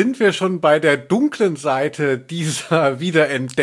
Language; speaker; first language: German; native; German